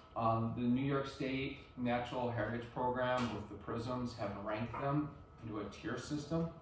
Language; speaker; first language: English; native; English